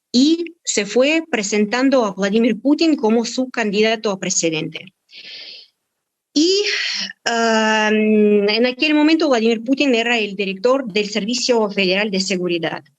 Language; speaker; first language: Spanish; non-native, fluent; Russian